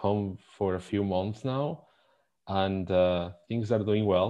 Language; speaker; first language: English; non-native, fluent; Spanish